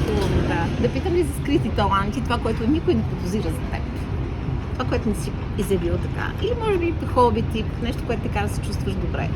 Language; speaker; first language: Bulgarian; native; Bulgarian